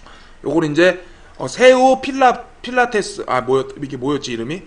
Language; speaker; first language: Korean; native; Korean